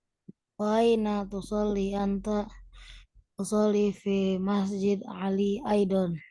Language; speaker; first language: Arabic; non-native, learner; Indonesian